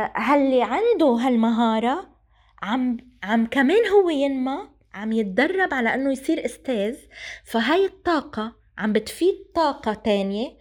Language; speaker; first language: Arabic; native; Arabic